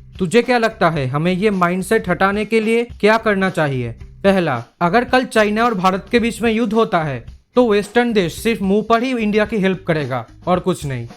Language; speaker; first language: Hindi; non-native, local second language; Bangla